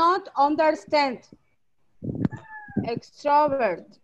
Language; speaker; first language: English; non-native, learner; Spanish